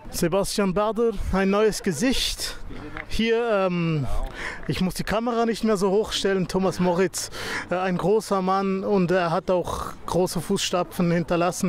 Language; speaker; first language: German; native; German